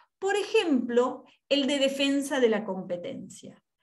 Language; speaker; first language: Spanish; native; Spanish